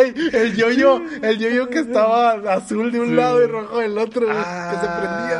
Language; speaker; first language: Spanish; native; Spanish